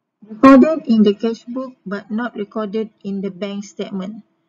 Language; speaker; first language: English; non-native, local second language; Malay